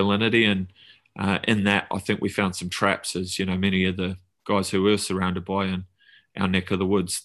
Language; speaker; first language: English; native; English